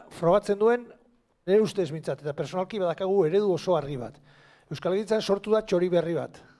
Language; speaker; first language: Basque; native; Basque